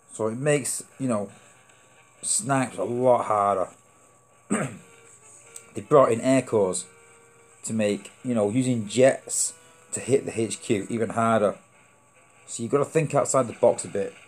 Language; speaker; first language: English; native; English